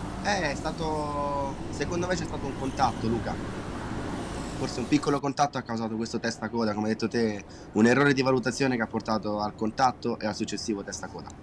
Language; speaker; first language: Italian; native; Italian